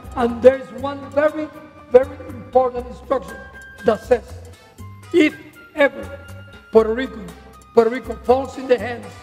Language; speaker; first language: English; non-native, fluent; Spanish